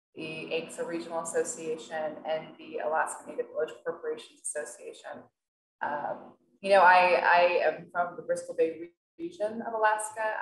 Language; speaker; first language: English; native; English